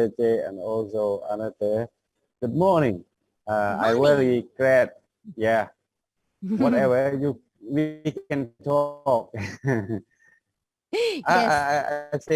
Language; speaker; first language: English; non-native, learner; Khmer